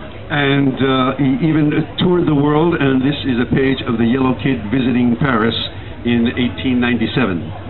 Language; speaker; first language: English; native; English